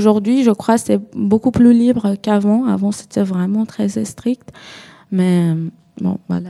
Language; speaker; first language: French; non-native, learner; Persian